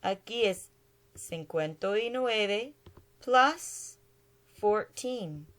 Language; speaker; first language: Spanish; non-native, learner; English